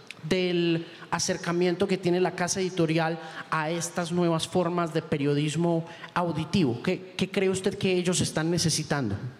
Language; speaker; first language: Spanish; native; Spanish